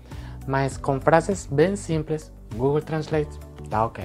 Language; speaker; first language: Portuguese; non-native, fluent; Spanish